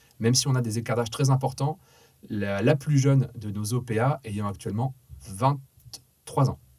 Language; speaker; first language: French; native; French